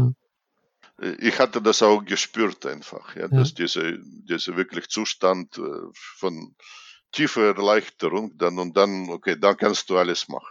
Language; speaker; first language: German; non-native, fluent; Russian